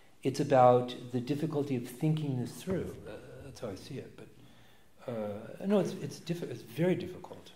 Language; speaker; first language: English; native; English